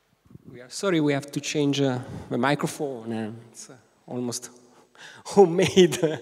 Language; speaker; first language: English; non-native, fluent; Italian